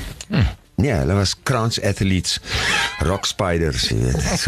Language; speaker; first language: English; native; English